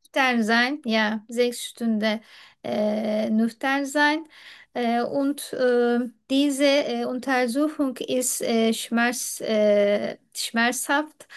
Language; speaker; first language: German; non-native, learner; Turkish